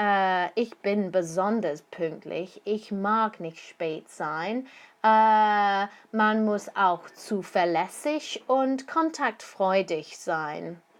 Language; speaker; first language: German; non-native, fluent; English